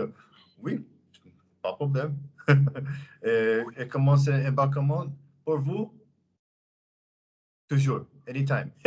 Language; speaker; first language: French; non-native, learner; English